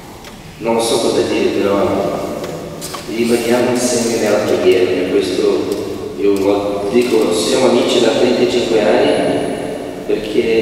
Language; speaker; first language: Italian; non-native, fluent; Portuguese